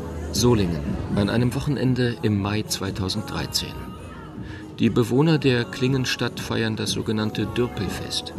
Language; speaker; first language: German; native; German